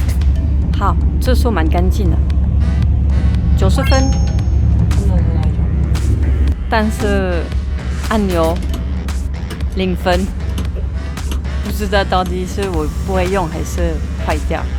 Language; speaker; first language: Chinese; non-native, fluent; French